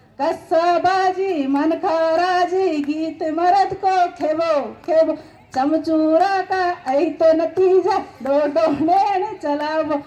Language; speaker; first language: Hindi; non-native, local second language; Rajasthani